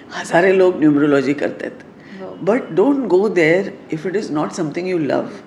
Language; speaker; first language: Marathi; non-native, local second language; Sindhi